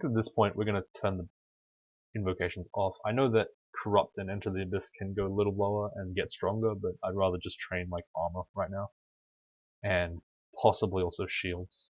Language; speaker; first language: English; native; English